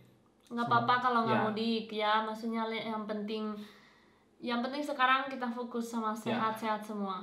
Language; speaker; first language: Indonesian; non-native, fluent; Spanish